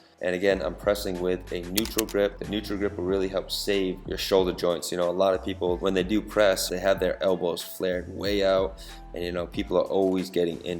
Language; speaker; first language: English; native; English